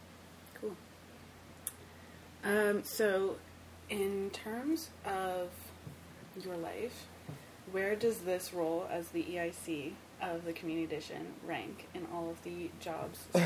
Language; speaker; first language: English; native; English